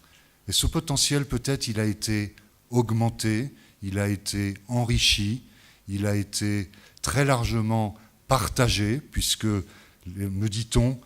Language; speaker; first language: French; native; French